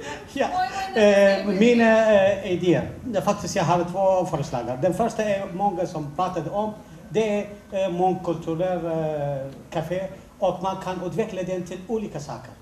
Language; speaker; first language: Swedish; non-native, fluent; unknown